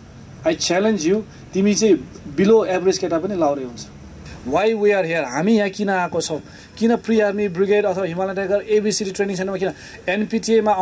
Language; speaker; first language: Nepali; native; Nepali